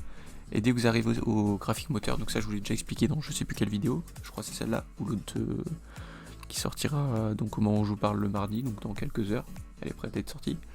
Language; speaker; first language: French; native; French